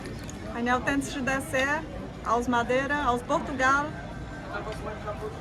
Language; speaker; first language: German; non-native, learner; Portuguese